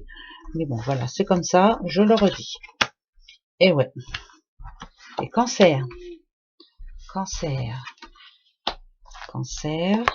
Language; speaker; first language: French; native; French